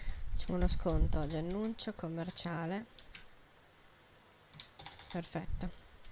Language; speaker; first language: Italian; native; Italian